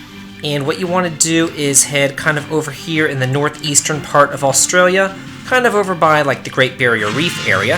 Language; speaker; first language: English; native; English